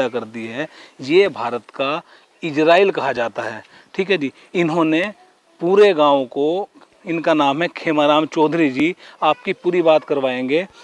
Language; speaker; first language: Hindi; native; Hindi